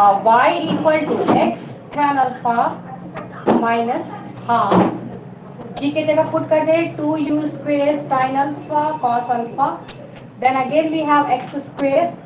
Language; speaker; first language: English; non-native, local second language; Hindi